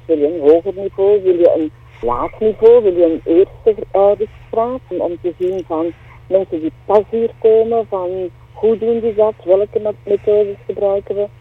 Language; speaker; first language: Dutch; native; Dutch